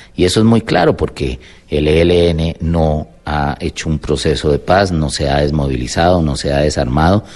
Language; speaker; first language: Spanish; native; Spanish